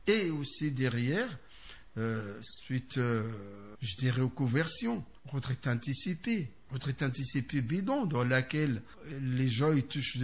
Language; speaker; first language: French; non-native, fluent; Arabic